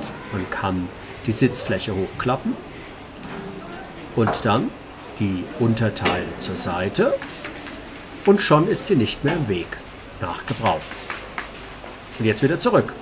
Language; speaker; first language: German; native; German